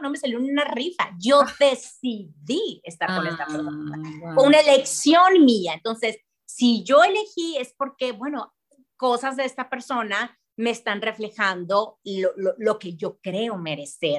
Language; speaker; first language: Spanish; native; Spanish